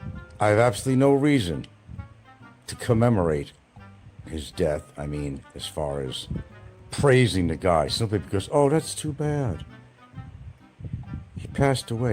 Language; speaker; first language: English; native; English